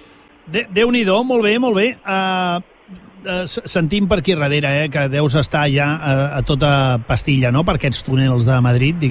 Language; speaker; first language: Catalan; native; Catalan